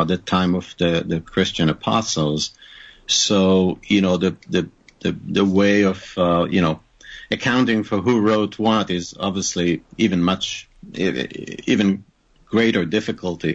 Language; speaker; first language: English; non-native, fluent; Hebrew